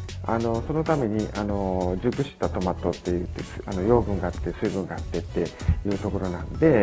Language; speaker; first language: Japanese; native; Japanese